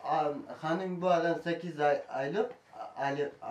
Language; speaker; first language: Turkish; non-native, learner; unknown